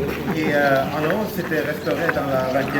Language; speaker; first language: French; non-native, fluent; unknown